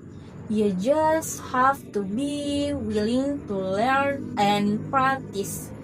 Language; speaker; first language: English; non-native, learner; Indonesian